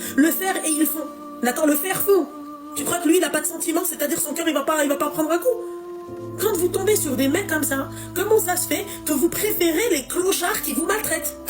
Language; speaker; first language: French; native; French